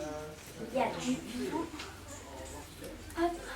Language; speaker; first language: French; native; French